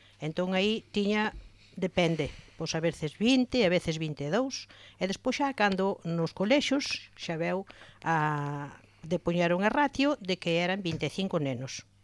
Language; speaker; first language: Galician; native; Galician